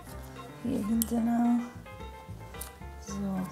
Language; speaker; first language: German; non-native, fluent; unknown